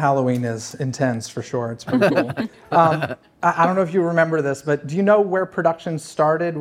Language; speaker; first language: English; native; English